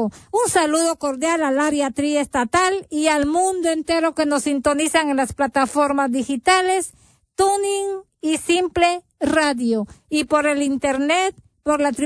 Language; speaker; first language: Spanish; native; Spanish